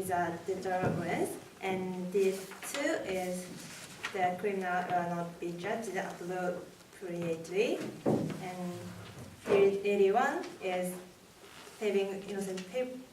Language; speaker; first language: English; non-native, learner; Japanese